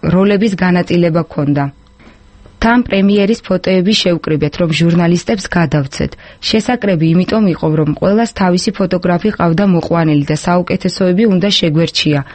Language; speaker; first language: Georgian; non-native, local second language; Azerbaijani